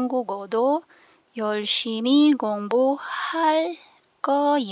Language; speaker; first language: Korean; non-native, fluent; Filipino